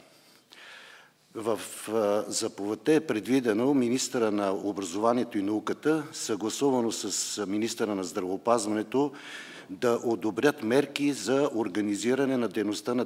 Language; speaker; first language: Bulgarian; native; Bulgarian